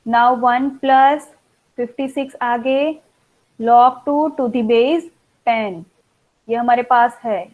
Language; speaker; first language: Hindi; non-native, local second language; Gujarati